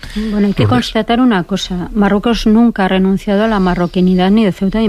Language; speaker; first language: Spanish; native; Spanish